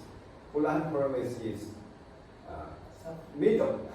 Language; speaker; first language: English; non-native, fluent; Chinese